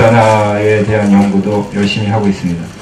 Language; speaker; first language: Korean; native; Korean